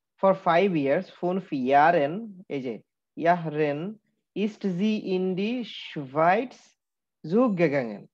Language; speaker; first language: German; non-native, learner; Bangla